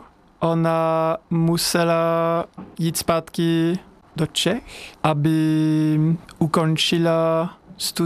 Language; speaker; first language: Czech; non-native, fluent; French